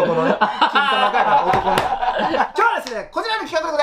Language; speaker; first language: Japanese; native; Japanese